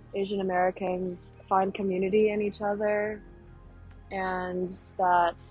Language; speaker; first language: English; native; English